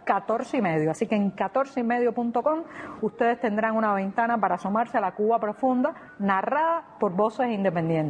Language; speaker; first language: Spanish; native; Spanish